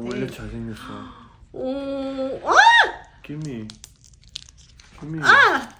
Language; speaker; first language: Korean; non-native, learner; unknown